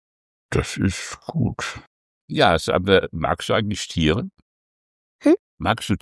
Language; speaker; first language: German; native; German